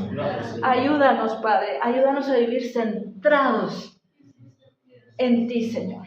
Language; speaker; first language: Spanish; native; Spanish